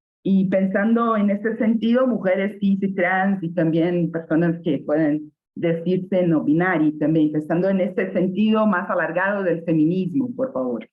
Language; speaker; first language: Spanish; non-native, fluent; Portuguese